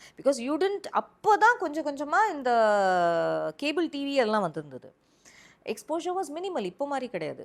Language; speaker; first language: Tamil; early bilingual, heritage; Tamil